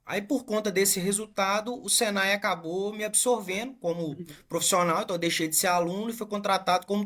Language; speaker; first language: Portuguese; native; Portuguese